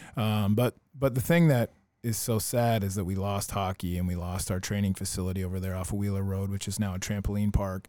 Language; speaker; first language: English; native; English